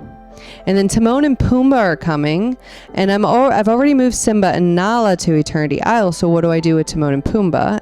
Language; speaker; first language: English; native; English